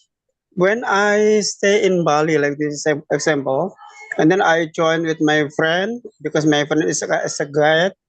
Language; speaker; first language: English; non-native, learner; Indonesian